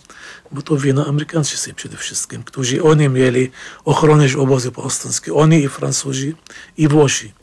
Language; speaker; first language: Polish; non-native, fluent; Arabic